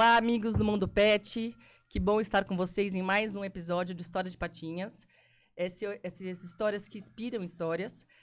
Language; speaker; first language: Portuguese; native; Portuguese